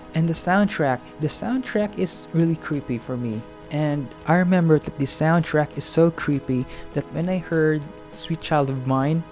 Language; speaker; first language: English; non-native, local second language; Hiligaynon